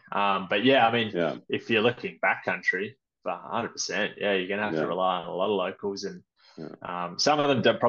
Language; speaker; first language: English; native; English